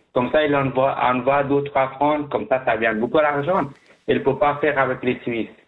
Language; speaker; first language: French; non-native, learner; Persian